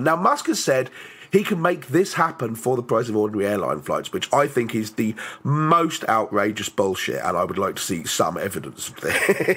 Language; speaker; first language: English; native; English